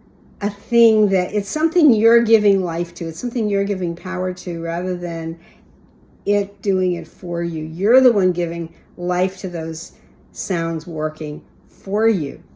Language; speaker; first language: English; native; English